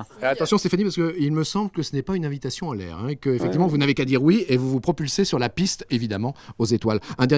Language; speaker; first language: French; native; French